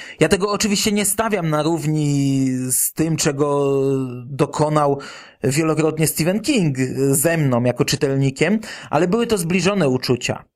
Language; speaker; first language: Polish; native; Polish